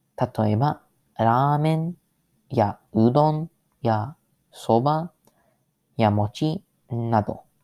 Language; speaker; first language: Japanese; non-native, learner; English